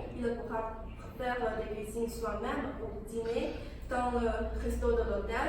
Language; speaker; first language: French; non-native, learner; Chinese